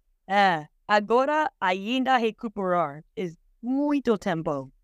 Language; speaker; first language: Portuguese; non-native, learner; English